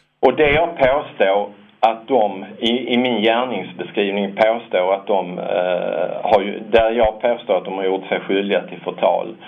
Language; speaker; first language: Swedish; native; Swedish